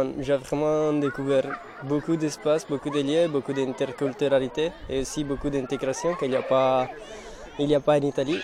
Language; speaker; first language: French; non-native, fluent; Italian